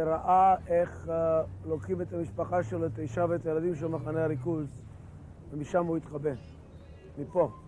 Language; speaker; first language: Hebrew; non-native, fluent; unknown